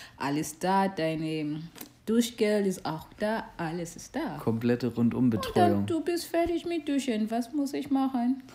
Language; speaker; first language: German; non-native, learner; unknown